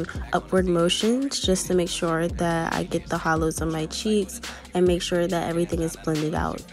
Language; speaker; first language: English; native; English